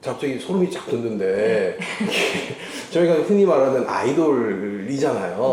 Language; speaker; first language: Korean; native; Korean